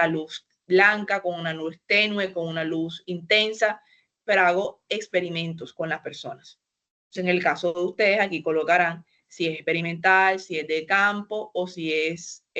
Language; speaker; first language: Spanish; native; Spanish